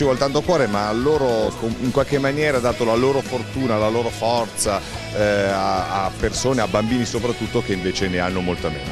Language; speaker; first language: Italian; native; Italian